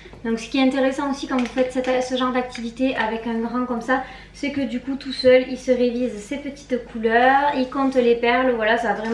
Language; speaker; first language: French; native; French